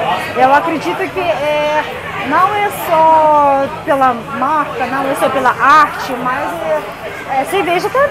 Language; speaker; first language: Portuguese; non-native, fluent; Russian